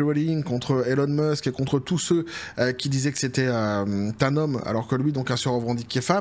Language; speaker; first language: French; native; French